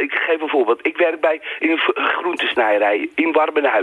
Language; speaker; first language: Dutch; native; Dutch